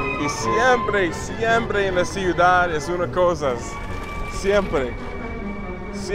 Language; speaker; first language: Spanish; non-native, learner; English